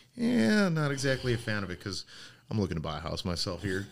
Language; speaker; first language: English; native; English